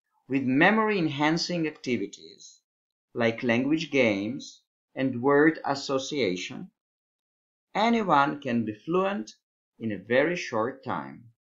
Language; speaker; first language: English; non-native, fluent; Hebrew